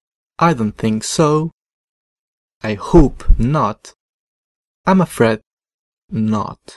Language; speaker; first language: English; non-native, fluent; Spanish